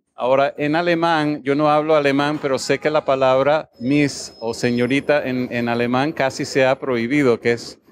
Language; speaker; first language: Spanish; non-native, fluent; English